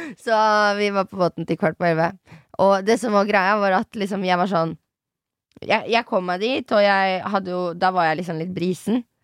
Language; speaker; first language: Norwegian; early bilingual, other home language; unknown